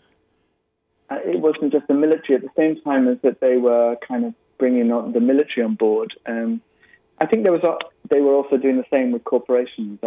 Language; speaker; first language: English; native; English